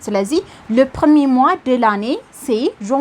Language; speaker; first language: French; non-native, fluent; Amharic